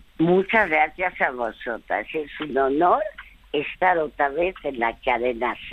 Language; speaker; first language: Spanish; non-native, fluent; French